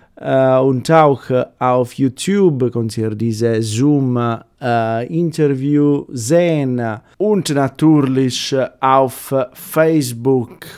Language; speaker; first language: German; non-native, fluent; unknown